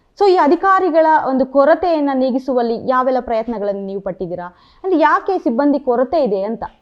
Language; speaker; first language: Kannada; native; Kannada